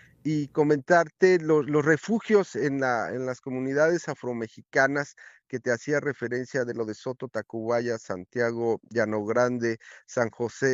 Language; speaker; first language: Spanish; native; Spanish